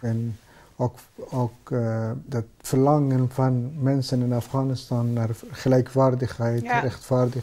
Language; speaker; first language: Dutch; non-native, fluent; Persian